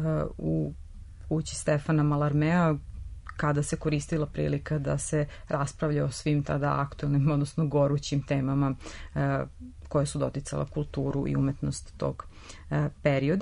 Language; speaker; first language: Serbian; native; Serbian